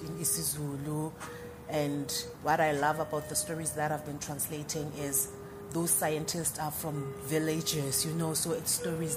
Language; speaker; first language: English; non-native, local second language; Zulu